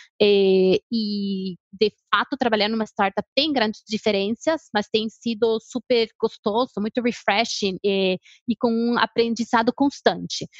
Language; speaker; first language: Portuguese; non-native, fluent; Spanish